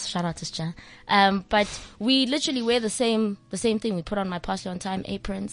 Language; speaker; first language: English; non-native, local second language; Southern Sotho